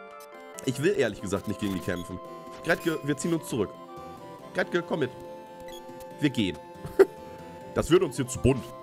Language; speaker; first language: German; native; German